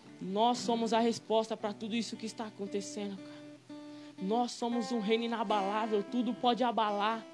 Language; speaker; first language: Portuguese; native; Portuguese